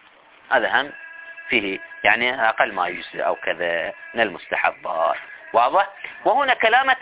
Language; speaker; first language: Arabic; native; Arabic